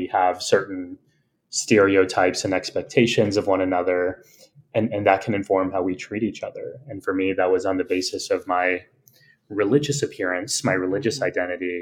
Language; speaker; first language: English; native; English